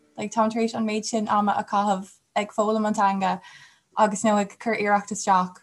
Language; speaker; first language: Irish; non-native, local second language; English